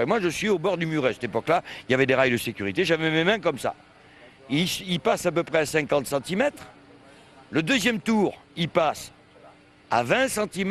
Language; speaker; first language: French; native; French